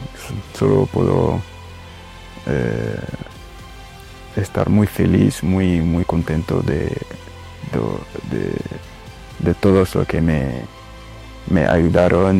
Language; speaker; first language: Spanish; non-native, fluent; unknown